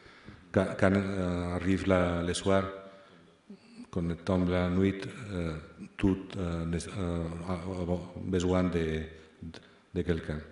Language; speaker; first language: French; non-native, fluent; Spanish